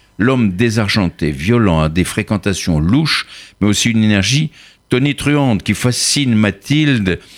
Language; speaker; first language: French; native; French